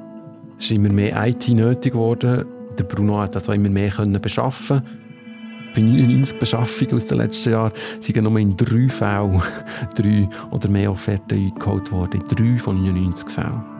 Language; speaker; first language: German; native; German